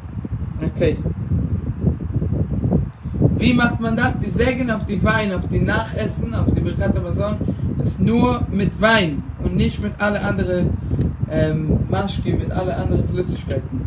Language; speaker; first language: German; non-native, fluent; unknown